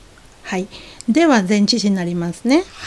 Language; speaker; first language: Japanese; non-native, fluent; Spanish